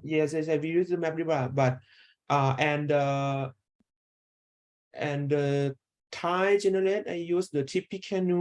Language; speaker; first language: English; non-native, learner; Thai